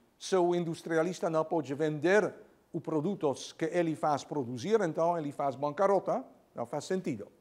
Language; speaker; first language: Portuguese; non-native, fluent; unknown